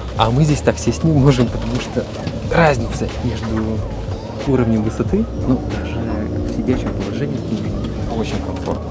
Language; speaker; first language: Russian; native; Russian